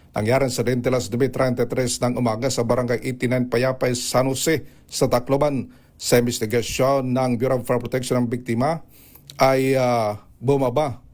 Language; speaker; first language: Filipino; non-native, local second language; Waray